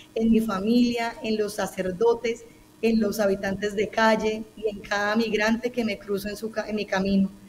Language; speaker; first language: Spanish; native; Spanish